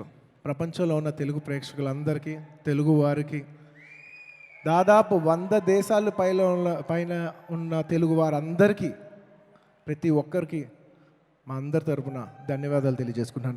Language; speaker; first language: Telugu; native; Telugu